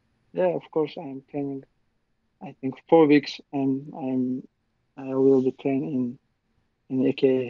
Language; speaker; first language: English; non-native, learner; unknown